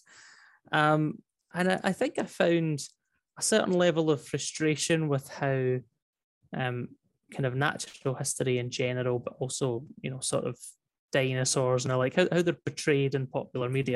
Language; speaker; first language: English; native; English